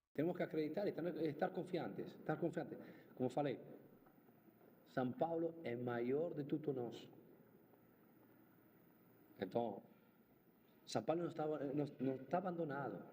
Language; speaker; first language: Portuguese; non-native, fluent; Spanish